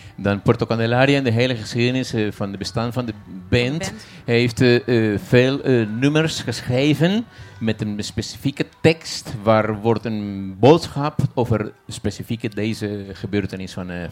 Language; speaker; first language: Dutch; non-native, fluent; Spanish